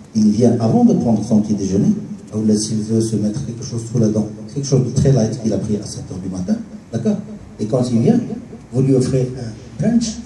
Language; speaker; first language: French; non-native, local second language; Arabic